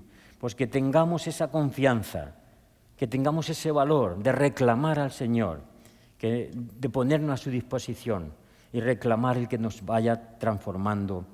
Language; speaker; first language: Spanish; native; Spanish